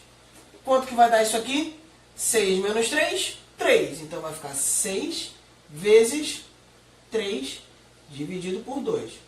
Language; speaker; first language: Portuguese; native; Portuguese